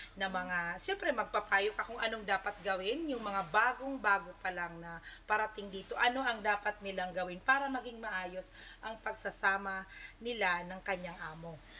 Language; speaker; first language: Filipino; non-native, local second language; Bikol